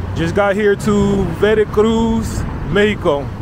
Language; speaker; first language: English; native; English